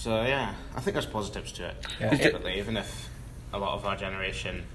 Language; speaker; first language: English; native; English